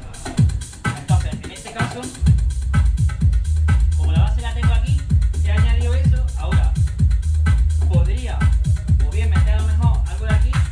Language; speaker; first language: Spanish; native; Spanish